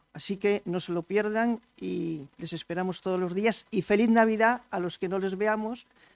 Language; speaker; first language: Spanish; native; Spanish